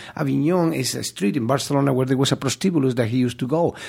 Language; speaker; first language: English; non-native, fluent; Spanish